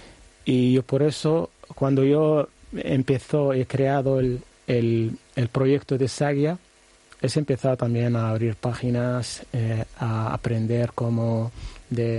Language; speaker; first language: Spanish; non-native, learner; Arabic